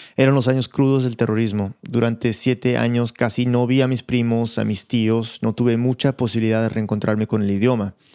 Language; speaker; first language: Spanish; early bilingual, heritage; Spanish